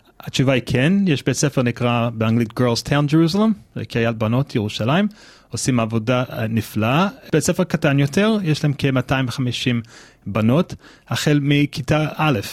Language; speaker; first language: Hebrew; non-native, fluent; English